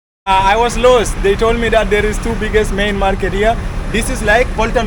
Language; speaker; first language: English; non-native, fluent; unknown